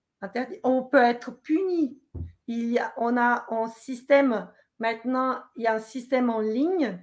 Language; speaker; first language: French; non-native, fluent; Portuguese